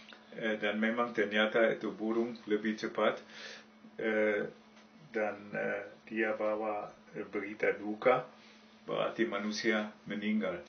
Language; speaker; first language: Indonesian; non-native, fluent; German